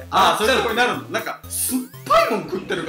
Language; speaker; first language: Japanese; native; Japanese